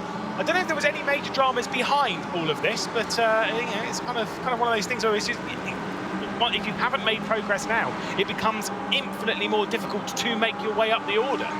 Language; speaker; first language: English; native; English